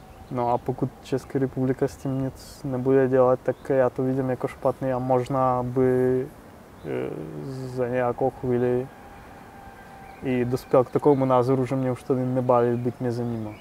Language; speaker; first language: Czech; non-native, fluent; Russian